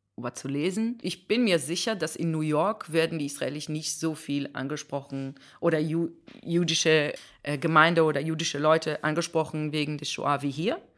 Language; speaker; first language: German; non-native, fluent; Hebrew